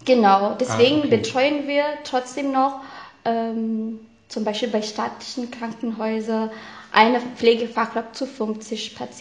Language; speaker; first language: German; non-native, fluent; Filipino